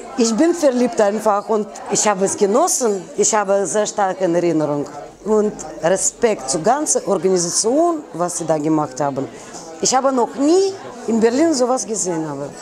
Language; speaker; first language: German; non-native, fluent; Russian